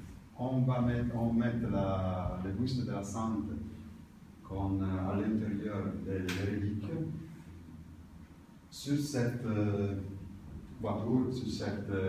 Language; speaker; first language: French; non-native, learner; Italian